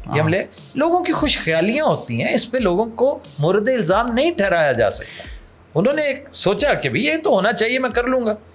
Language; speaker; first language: Urdu; non-native, local second language; Punjabi